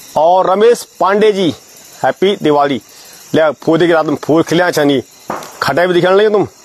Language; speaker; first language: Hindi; non-native, local second language; Garhwali